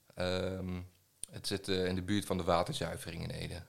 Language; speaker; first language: Dutch; native; Dutch